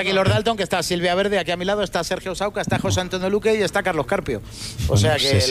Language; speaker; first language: Spanish; native; Spanish